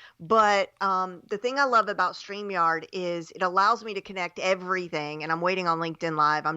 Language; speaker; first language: English; native; English